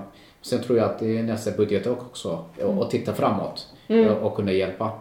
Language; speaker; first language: Swedish; non-native, local second language; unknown